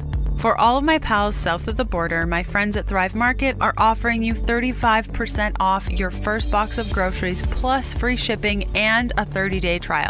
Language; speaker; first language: English; native; English